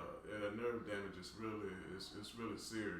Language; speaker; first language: English; native; English